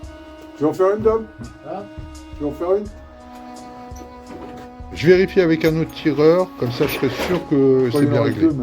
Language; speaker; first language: French; native; French